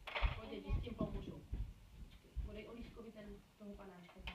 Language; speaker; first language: Czech; native; Czech